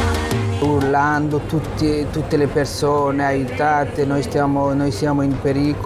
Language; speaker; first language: Italian; non-native, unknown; Bangla